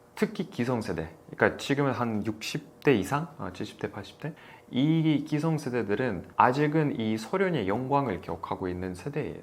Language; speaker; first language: Korean; non-native, fluent; Russian